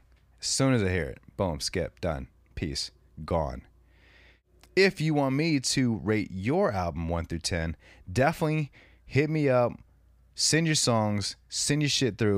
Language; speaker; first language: English; native; English